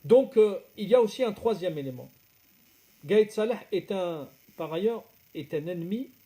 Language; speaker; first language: French; non-native, local second language; Arabic